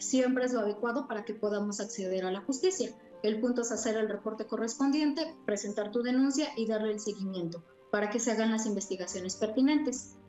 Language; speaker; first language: Spanish; native; Spanish